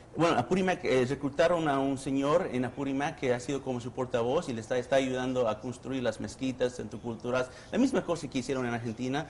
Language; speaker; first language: Spanish; early bilingual, heritage; Spanish